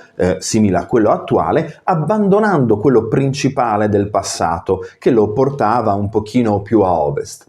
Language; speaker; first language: Italian; native; Italian